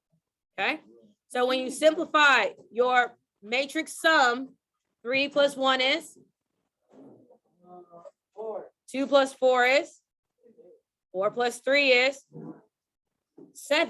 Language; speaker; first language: English; native; English